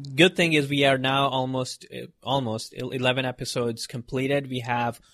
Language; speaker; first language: English; non-native, local second language; Hindi